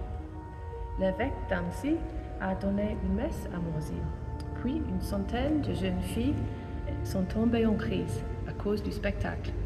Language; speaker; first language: French; non-native, learner; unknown